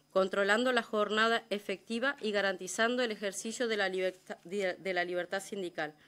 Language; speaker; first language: Spanish; native; Spanish